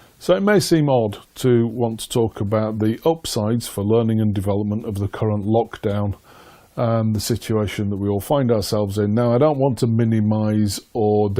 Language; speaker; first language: English; native; English